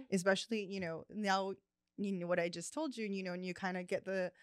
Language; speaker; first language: English; early bilingual, other home language; Chinese